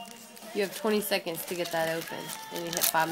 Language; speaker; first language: English; native; English